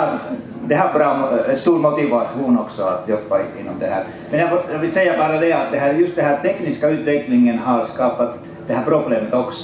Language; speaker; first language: Swedish; non-native, fluent; Finnish